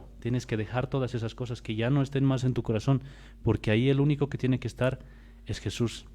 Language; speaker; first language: Spanish; native; Spanish